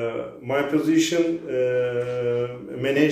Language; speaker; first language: English; non-native, learner; Turkish